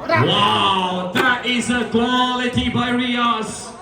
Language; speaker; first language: English; non-native, local second language; Malayalam